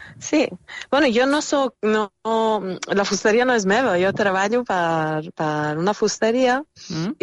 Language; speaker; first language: Catalan; non-native, fluent; Persian